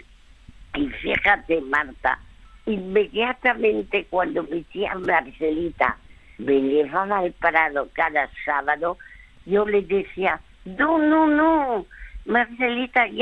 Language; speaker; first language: Spanish; early bilingual, other home language; French